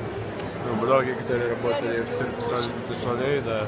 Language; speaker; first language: Russian; non-native, fluent; English